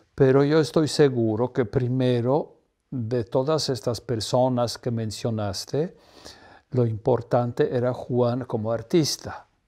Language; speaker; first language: Spanish; non-native, fluent; Polish